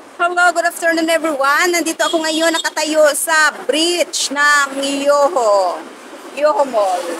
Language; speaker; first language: Filipino; non-native, local second language; Hiligaynon